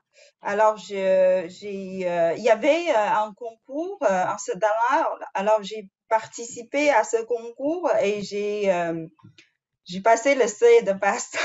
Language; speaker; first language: French; non-native, fluent; Chinese